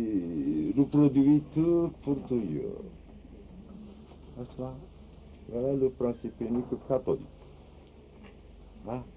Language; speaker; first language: French; non-native, fluent; Japanese